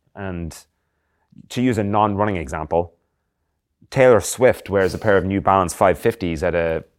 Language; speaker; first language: English; native; English